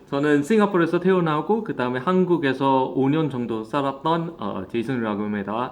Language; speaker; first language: Korean; non-native, fluent; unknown